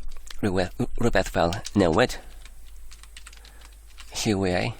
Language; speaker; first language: Welsh; non-native, learner; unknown